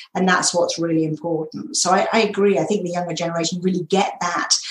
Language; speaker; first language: English; native; English